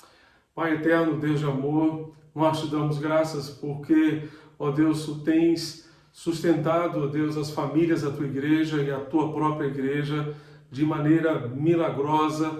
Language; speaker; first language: Portuguese; native; Portuguese